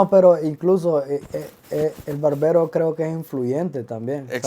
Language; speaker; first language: Spanish; early bilingual, other home language; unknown